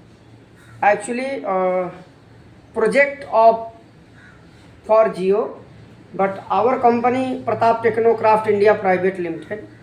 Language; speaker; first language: English; non-native, learner; Hindi